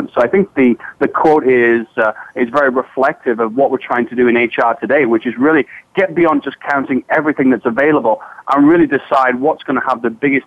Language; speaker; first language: English; native; English